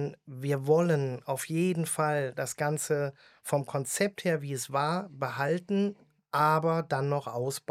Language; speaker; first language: German; native; German